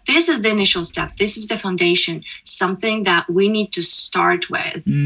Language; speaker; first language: English; non-native, fluent; Russian